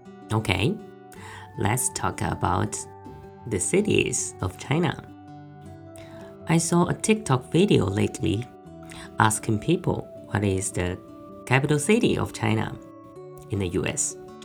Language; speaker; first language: English; non-native, fluent; Chinese